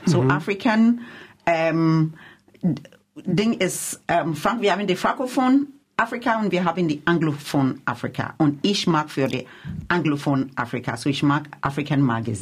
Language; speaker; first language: German; non-native, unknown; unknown